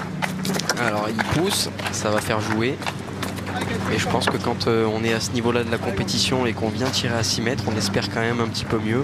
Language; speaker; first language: French; native; French